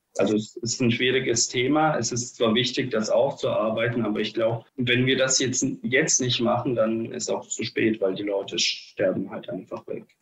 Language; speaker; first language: German; early bilingual, other home language; Russian